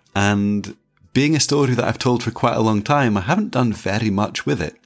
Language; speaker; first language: English; native; English